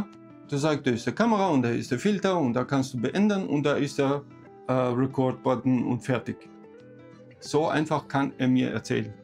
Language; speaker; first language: German; non-native, fluent; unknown